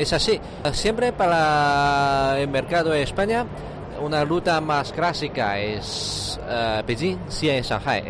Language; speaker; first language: Spanish; non-native, fluent; Chinese